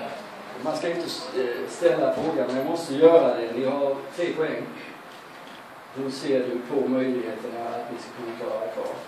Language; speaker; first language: Swedish; native; Swedish